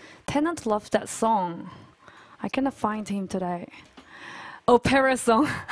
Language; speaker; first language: English; non-native, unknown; Korean